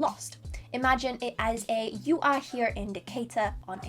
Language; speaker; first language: English; non-native, fluent; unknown